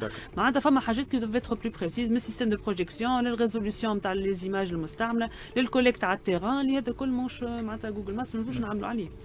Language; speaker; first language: Arabic; native; Arabic